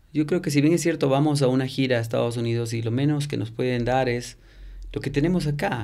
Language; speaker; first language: Spanish; native; Spanish